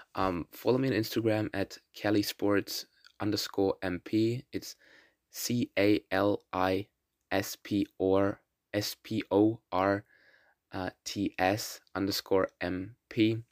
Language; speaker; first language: English; non-native, fluent; German